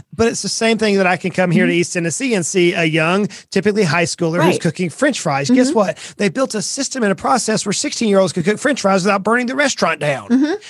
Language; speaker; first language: English; native; English